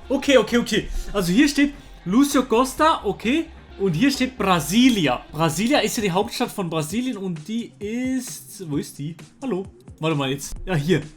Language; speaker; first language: German; native; German